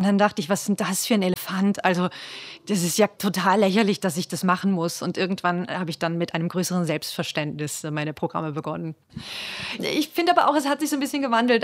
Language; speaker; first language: German; native; German